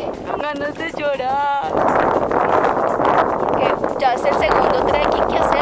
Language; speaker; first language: Spanish; native; Spanish